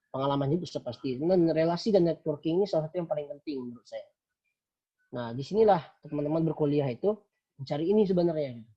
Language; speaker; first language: Indonesian; non-native, local second language; Minangkabau